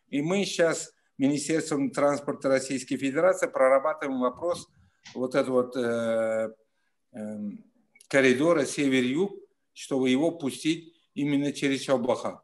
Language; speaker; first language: Russian; non-native, fluent; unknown